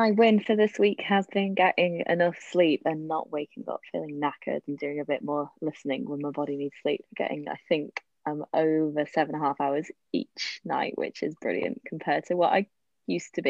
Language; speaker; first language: English; non-native, local second language; Welsh